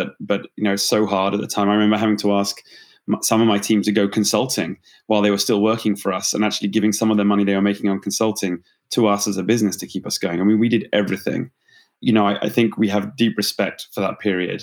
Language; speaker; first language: English; native; English